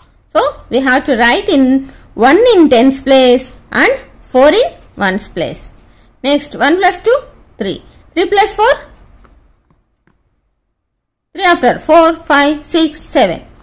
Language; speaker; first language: English; non-native, local second language; Telugu